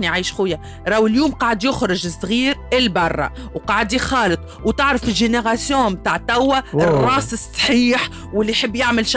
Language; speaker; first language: Arabic; native; Arabic